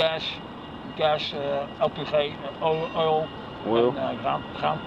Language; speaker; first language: English; non-native, learner; Dutch